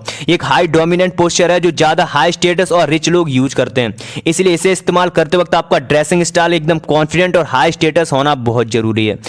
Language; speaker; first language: Hindi; native; Hindi